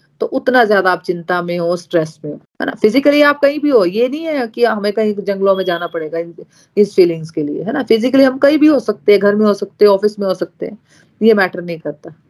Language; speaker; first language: Hindi; native; Hindi